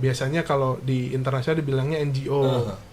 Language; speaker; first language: Indonesian; native; Indonesian